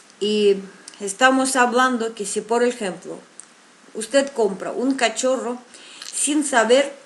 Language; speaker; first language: Spanish; non-native, fluent; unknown